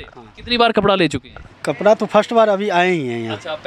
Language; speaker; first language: Hindi; native; Hindi